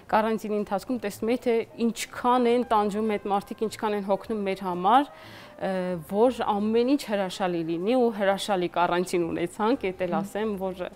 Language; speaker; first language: Armenian; native; Armenian